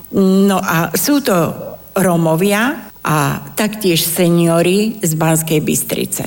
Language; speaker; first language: Slovak; non-native, local second language; Romany